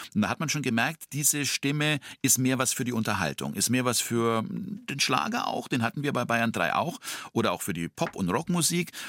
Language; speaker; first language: German; native; German